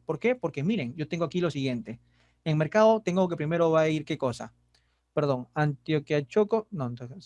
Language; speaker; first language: Spanish; native; Spanish